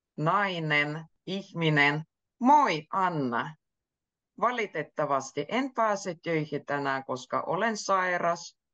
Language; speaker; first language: Finnish; native; Finnish